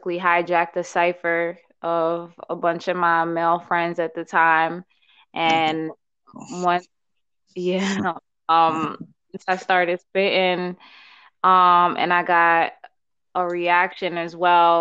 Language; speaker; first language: English; native; English